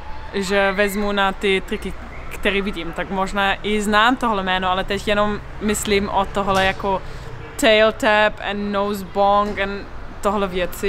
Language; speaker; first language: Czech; non-native, learner; English